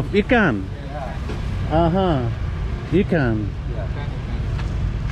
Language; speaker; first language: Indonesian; non-native, learner; English